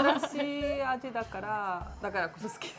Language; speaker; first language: Japanese; non-native, fluent; Italian